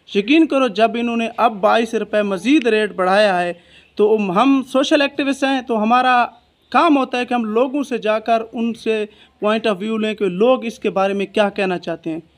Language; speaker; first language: Urdu; native; Urdu